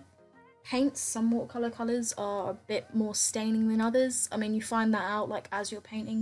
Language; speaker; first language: English; native; English